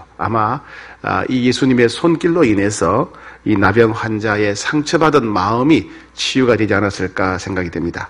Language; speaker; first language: Korean; native; Korean